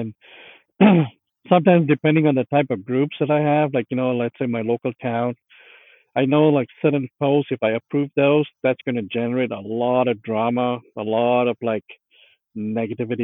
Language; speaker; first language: English; non-native, local second language; Punjabi